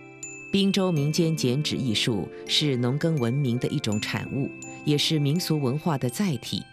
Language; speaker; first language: Chinese; native; Chinese